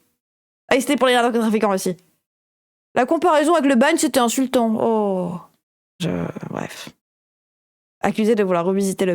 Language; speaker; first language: French; native; French